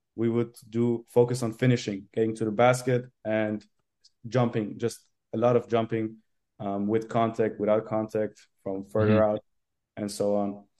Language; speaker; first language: English; non-native, fluent; German